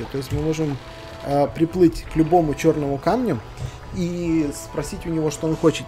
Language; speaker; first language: Russian; native; Russian